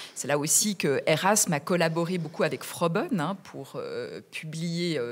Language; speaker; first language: French; native; French